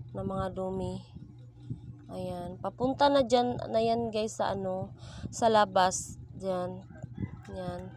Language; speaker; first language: Filipino; non-native, local second language; Cebuano